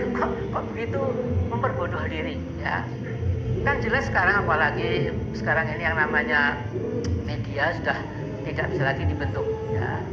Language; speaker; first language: Indonesian; non-native, local second language; Javanese